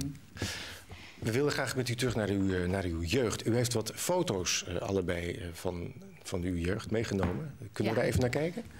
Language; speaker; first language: Dutch; native; Dutch